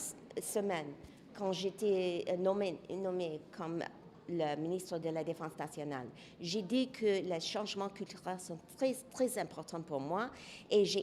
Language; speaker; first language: French; non-native, local second language; English